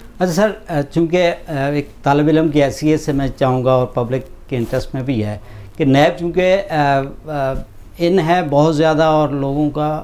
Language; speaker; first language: Urdu; non-native, local second language; Punjabi